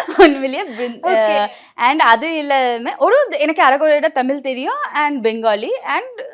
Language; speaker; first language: Tamil; non-native, local second language; Bangla